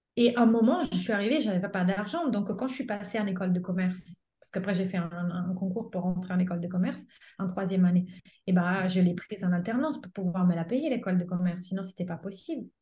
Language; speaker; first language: French; non-native, fluent; Italian